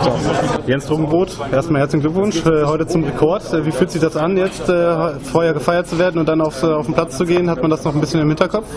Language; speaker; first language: German; native; German